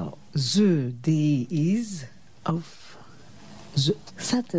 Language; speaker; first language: English; non-native, learner; French